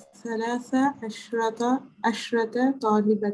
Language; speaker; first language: Arabic; non-native, learner; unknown